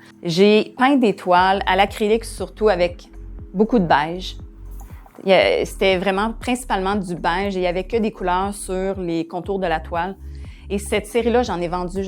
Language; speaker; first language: French; native; French